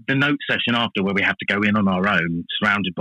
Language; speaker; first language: English; native; English